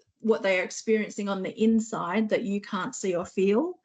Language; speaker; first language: English; native; English